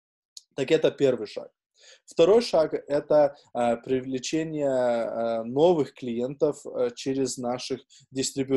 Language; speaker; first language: Russian; non-native, fluent; Lithuanian